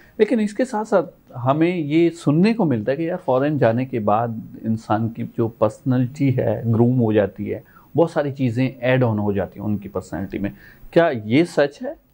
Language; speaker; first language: Urdu; non-native, local second language; Sindhi